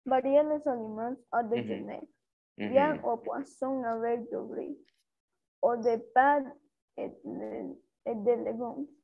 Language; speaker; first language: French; non-native, learner; Spanish